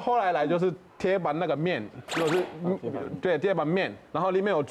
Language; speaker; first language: Chinese; non-native, fluent; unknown